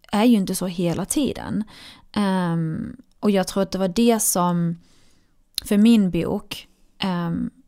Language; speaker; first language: Swedish; early bilingual, other home language; Arabic